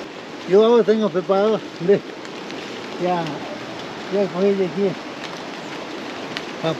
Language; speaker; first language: Spanish; non-native, local second language; Quechua